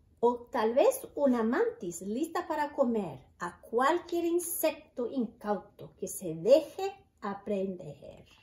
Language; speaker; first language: Spanish; early bilingual, heritage; Spanish